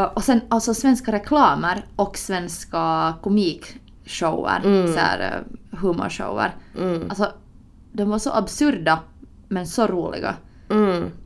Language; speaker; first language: Swedish; early bilingual, other home language; Finnish